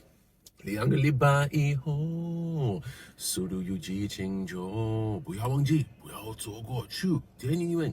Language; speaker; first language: Chinese; non-native, learner; English